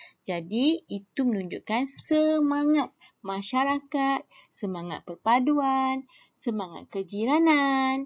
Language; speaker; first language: Malay; native; Malay